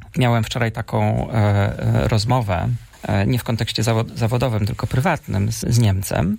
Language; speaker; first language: Polish; native; Polish